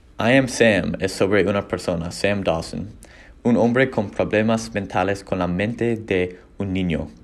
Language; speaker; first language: Spanish; non-native, learner; English